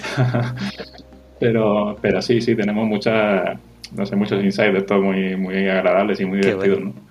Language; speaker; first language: Spanish; native; Spanish